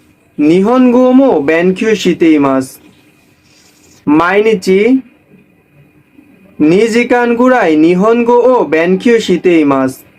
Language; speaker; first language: Japanese; non-native, learner; Bangla